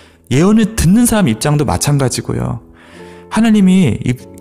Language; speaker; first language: Korean; native; Korean